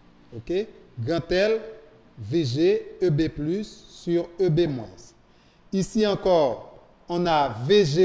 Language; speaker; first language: French; non-native, local second language; Haitian Creole